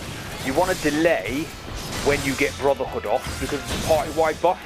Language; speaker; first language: English; native; English